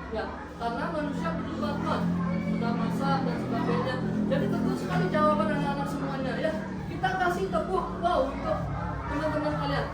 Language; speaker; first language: Indonesian; native; Indonesian